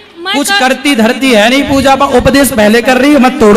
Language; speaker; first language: Hindi; native; Hindi